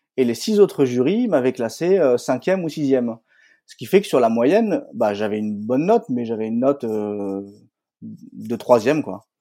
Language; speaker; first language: French; native; French